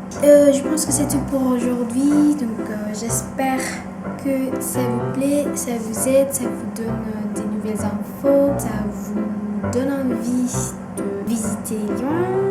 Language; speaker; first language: French; non-native, fluent; Indonesian